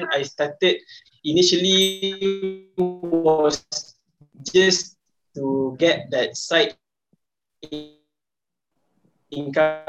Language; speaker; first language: English; non-native, local second language; Malay